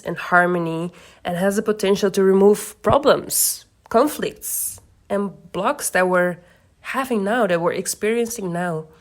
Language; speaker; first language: English; non-native, fluent; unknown